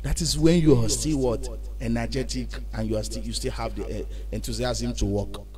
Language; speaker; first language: English; non-native, local second language; Yoruba